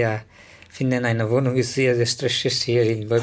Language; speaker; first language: German; non-native, learner; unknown